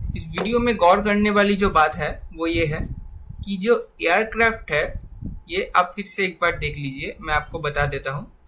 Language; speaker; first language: Hindi; non-native, local second language; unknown